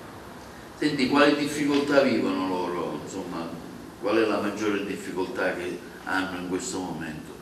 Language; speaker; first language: Italian; native; Italian